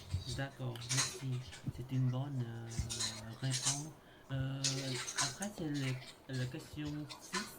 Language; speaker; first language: French; non-native, learner; Khmer